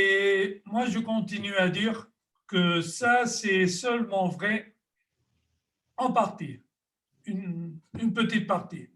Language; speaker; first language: French; non-native, fluent; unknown